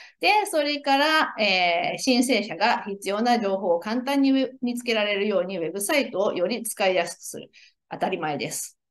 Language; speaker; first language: Japanese; native; Japanese